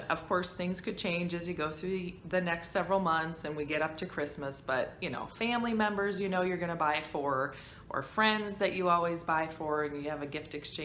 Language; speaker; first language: English; native; English